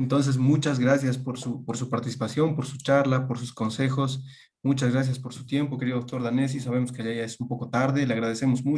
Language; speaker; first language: Spanish; native; Spanish